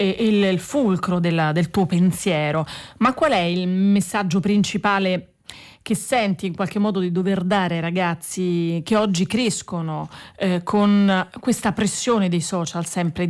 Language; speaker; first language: Italian; native; Italian